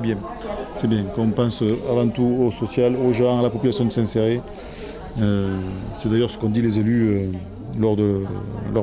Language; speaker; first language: French; native; French